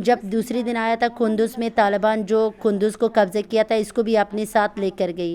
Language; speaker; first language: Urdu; non-native, learner; Persian